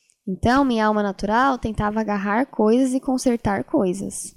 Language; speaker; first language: Portuguese; native; Portuguese